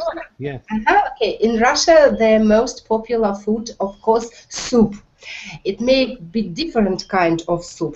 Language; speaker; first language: English; non-native, learner; Russian